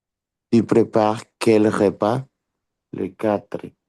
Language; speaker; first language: French; non-native, learner; Spanish